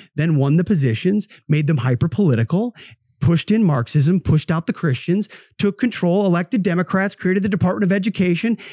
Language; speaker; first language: English; native; English